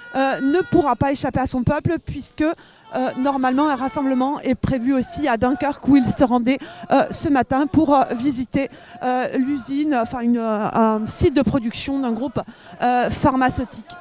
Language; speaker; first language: French; native; French